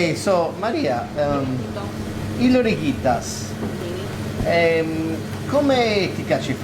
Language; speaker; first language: Italian; non-native, fluent; English